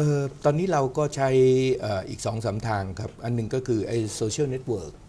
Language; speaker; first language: Thai; native; Thai